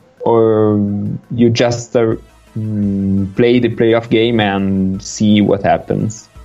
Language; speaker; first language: English; non-native, learner; Italian